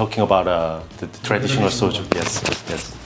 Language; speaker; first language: English; non-native, learner; Korean